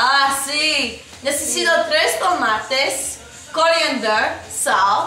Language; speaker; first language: Spanish; non-native, learner; English